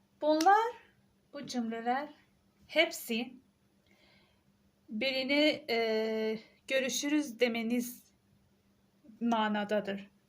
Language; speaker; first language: Turkish; non-native, fluent; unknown